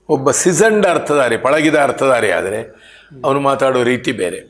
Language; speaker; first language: Kannada; non-native, local second language; Marathi